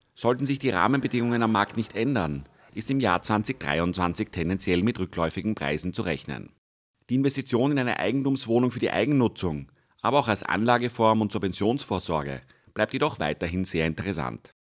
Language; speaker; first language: German; native; German